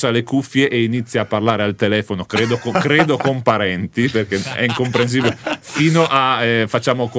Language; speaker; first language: Italian; native; Italian